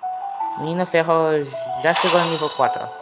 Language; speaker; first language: Portuguese; non-native, learner; Spanish